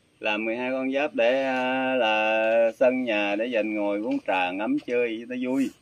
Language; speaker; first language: Vietnamese; non-native, local second language; Khmer